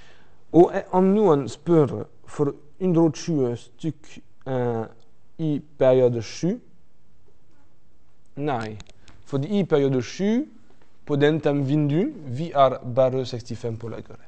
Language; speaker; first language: Norwegian; non-native, learner; French